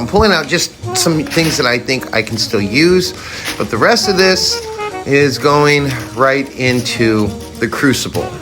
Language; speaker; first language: English; native; English